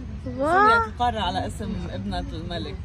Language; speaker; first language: Arabic; early bilingual, other home language; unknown